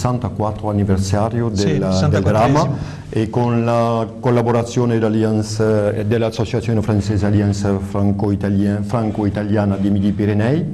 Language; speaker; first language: Italian; early bilingual, heritage; French